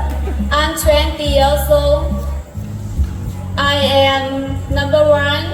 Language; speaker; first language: English; non-native, learner; Lao